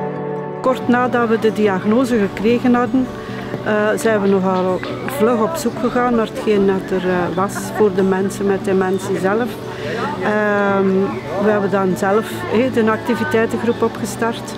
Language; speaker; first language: Dutch; native; Dutch